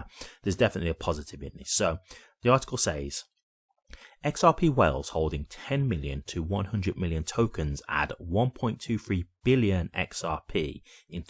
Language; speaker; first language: English; native; English